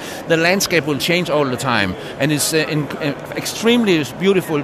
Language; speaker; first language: English; non-native, fluent; Danish